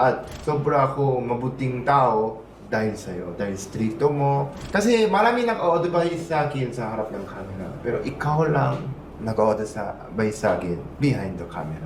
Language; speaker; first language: Filipino; non-native, learner; Korean